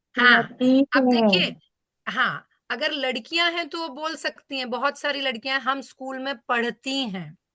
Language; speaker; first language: Hindi; native; Hindi